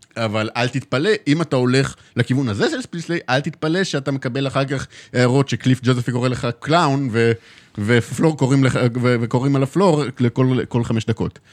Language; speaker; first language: Hebrew; native; Hebrew